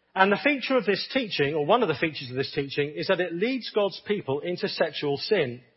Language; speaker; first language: English; native; English